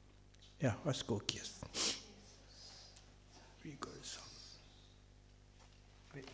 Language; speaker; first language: Danish; non-native, fluent; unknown